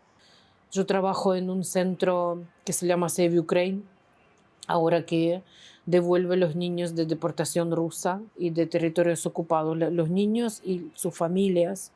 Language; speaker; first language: Spanish; non-native, fluent; Ukrainian